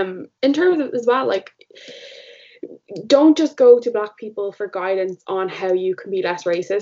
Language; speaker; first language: English; native; English